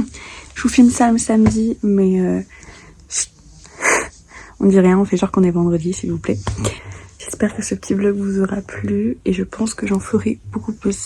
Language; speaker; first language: French; native; French